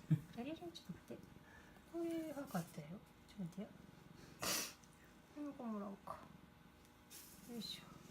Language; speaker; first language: Japanese; native; Japanese